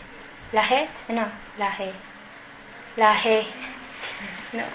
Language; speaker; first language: Spanish; non-native, learner; Filipino